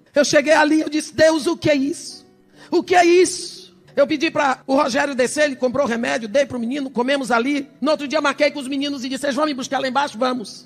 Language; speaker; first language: Portuguese; early bilingual, other home language; English